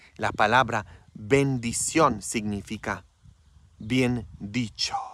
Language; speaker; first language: Spanish; non-native, fluent; Polish